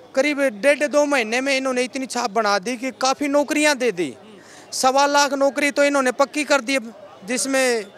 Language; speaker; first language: Hindi; native; Hindi